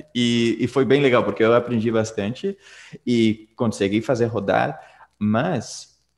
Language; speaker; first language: Portuguese; non-native, fluent; Spanish